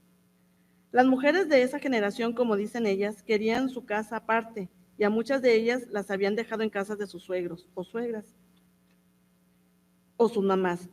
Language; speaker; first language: Spanish; native; Spanish